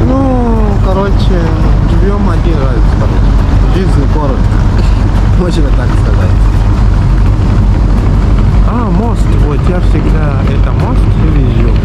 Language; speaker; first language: Russian; non-native, learner; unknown